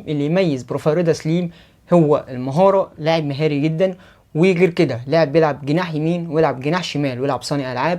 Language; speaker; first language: Arabic; native; Arabic